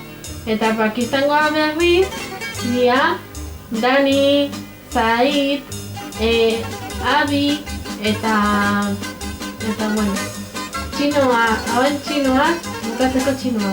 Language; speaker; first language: Basque; non-native, local second language; Spanish